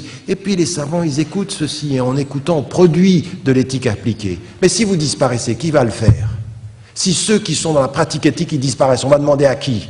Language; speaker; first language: French; native; French